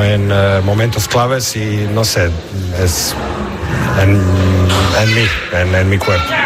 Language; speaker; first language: Spanish; non-native, learner; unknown